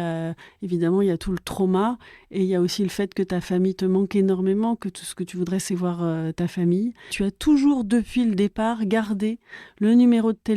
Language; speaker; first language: French; native; French